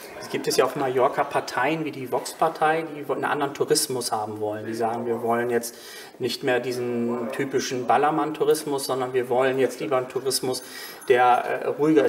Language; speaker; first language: German; native; German